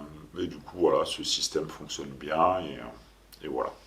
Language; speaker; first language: French; native; French